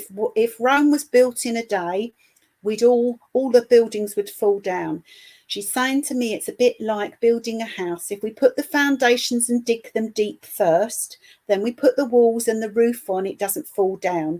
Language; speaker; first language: English; native; English